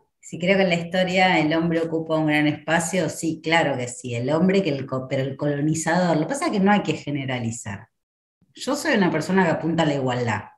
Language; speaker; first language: Spanish; native; Spanish